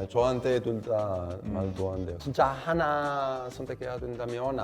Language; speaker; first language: Korean; non-native, fluent; Italian